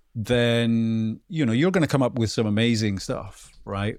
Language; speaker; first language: English; native; English